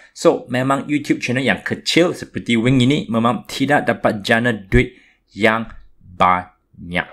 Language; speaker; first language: Malay; non-native, local second language; Chinese